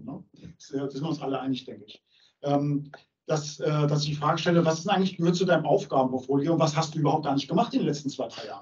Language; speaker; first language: German; native; German